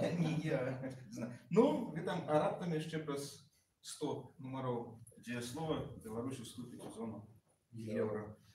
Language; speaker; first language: Belarusian; native; Belarusian